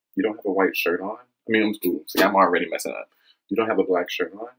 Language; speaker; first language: English; native; English